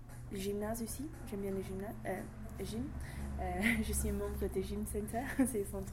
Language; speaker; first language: French; non-native, learner; English